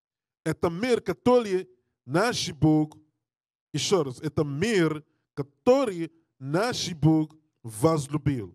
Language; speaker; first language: Russian; non-native, learner; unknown